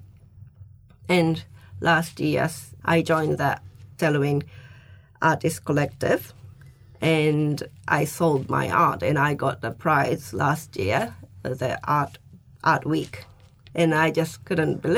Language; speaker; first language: English; non-native, fluent; Japanese